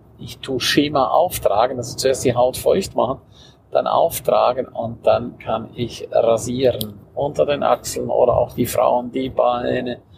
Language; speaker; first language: German; non-native, local second language; Romansh